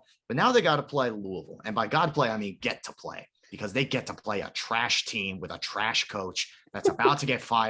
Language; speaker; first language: English; native; English